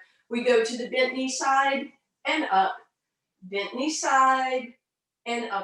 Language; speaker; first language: English; native; English